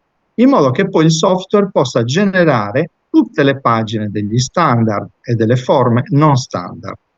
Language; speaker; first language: Italian; native; Italian